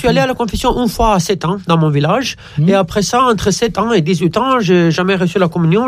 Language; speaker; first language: French; non-native, fluent; Romanian